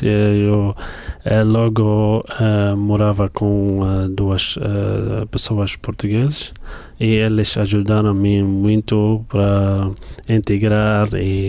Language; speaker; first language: Portuguese; non-native, fluent; Arabic